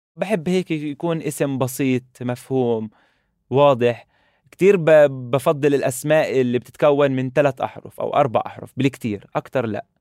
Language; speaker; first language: Arabic; native; Arabic